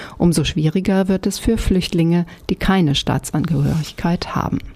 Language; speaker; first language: German; native; German